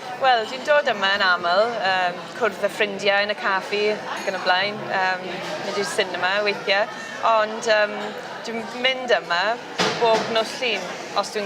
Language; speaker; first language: Welsh; non-native, local second language; English